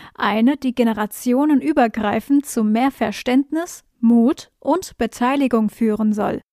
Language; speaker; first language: German; native; German